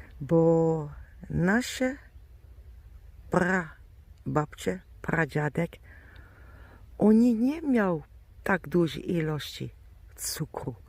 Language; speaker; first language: Polish; non-native, learner; German